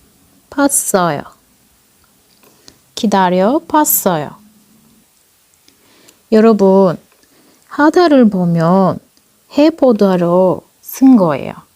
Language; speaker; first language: Korean; non-native, fluent; Turkish